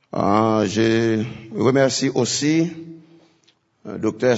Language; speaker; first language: French; non-native, local second language; Haitian Creole